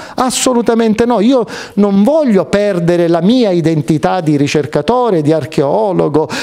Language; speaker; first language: Italian; native; Italian